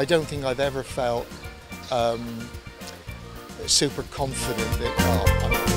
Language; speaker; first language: English; native; English